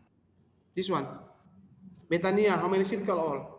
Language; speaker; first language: English; non-native, local second language; Indonesian